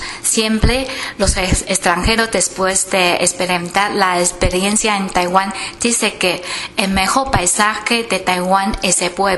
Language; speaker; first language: Spanish; non-native, fluent; Chinese